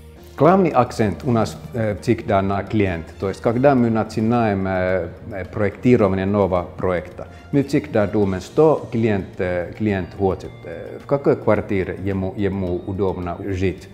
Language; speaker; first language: Russian; non-native, fluent; Finnish